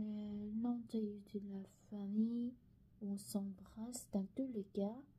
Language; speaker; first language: French; non-native, learner; Korean